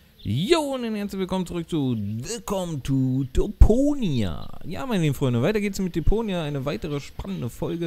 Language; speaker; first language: German; native; German